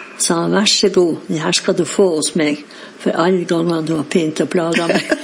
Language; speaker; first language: Norwegian; native; Norwegian